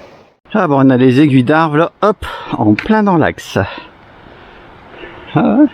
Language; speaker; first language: French; native; French